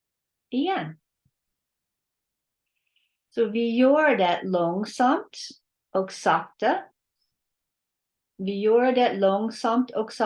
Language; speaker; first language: Swedish; non-native, learner; English